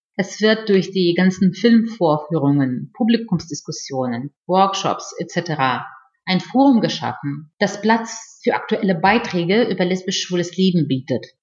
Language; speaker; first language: German; non-native, fluent; Russian